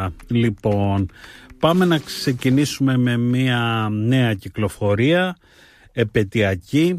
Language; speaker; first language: Greek; native; Greek